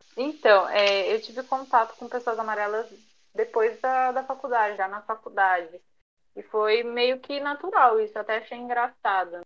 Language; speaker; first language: Portuguese; early bilingual, other home language; Japanese